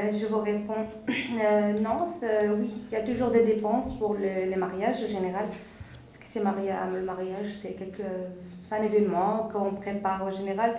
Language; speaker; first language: French; non-native, fluent; Arabic